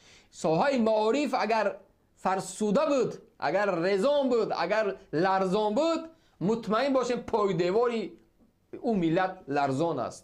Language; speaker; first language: Persian; native; Persian